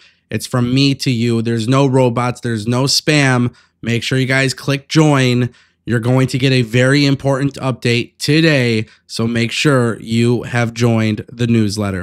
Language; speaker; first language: English; native; English